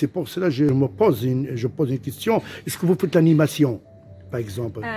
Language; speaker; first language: French; non-native, local second language; Arabic